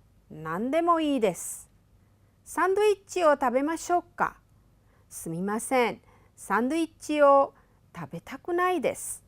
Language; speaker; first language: Japanese; non-native, fluent; Hindi